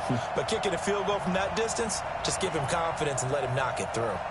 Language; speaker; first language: English; native; English